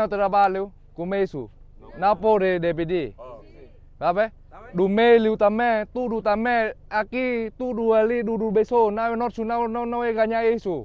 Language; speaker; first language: Portuguese; non-native, learner; Vietnamese